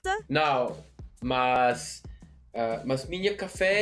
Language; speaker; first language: Portuguese; non-native, learner; English